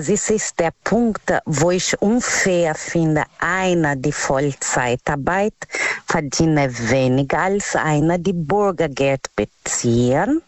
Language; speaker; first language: German; non-native, learner; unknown